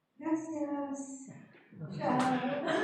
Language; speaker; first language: Spanish; non-native, fluent; English